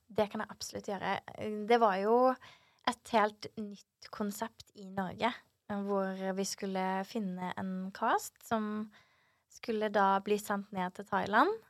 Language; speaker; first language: Norwegian; native; Norwegian